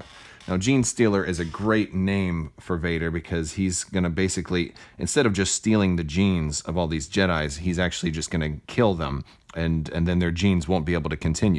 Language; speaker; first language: English; native; English